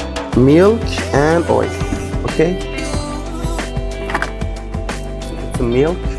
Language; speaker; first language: English; non-native, learner; Persian